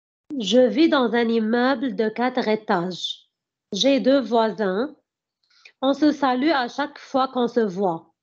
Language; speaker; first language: French; non-native, learner; Arabic